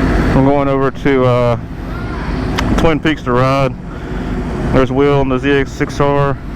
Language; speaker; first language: English; native; English